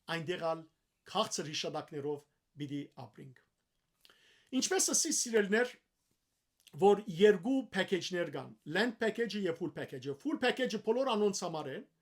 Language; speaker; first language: Armenian; early bilingual, heritage; Armenian